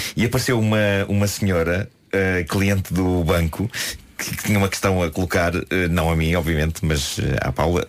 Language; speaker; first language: Portuguese; native; Portuguese